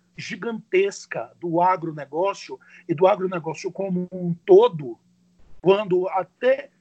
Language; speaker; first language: Portuguese; native; Portuguese